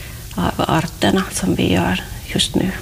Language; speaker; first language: Swedish; non-native, local second language; Finnish